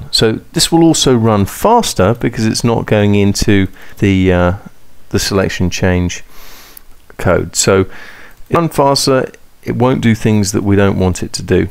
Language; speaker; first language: English; native; English